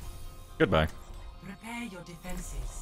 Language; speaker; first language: English; native; English